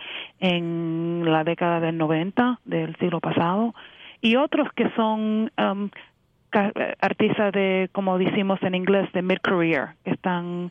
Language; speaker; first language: Spanish; early bilingual, heritage; Spanish